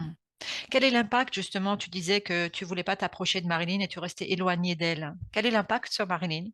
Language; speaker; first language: French; native; French